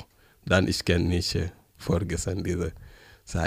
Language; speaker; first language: German; non-native, learner; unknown